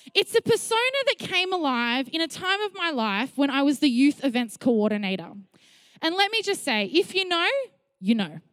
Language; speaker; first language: English; native; English